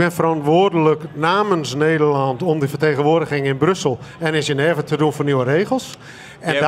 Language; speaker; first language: Dutch; native; Dutch